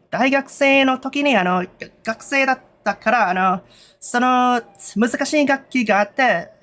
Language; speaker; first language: Japanese; non-native, learner; English